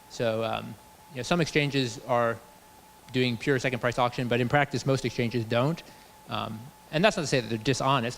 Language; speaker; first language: English; native; English